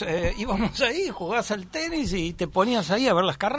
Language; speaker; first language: Spanish; native; Spanish